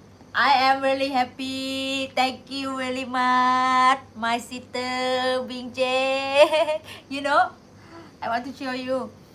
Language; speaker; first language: English; non-native, learner; Thai